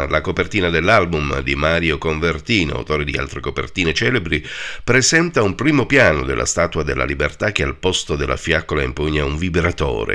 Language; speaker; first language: Italian; native; Italian